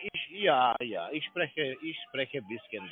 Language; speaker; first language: German; non-native, learner; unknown